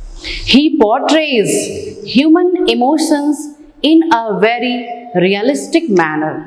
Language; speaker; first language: English; non-native, local second language; Hindi